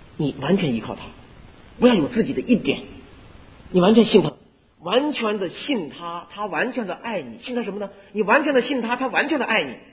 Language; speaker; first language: Chinese; native; Chinese